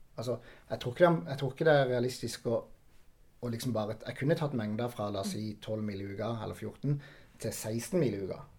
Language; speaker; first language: Norwegian; native; Norwegian